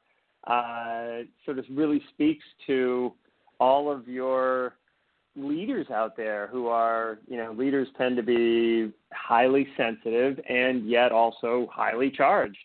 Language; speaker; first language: English; native; English